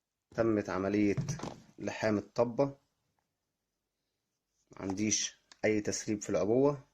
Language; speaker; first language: Arabic; native; Arabic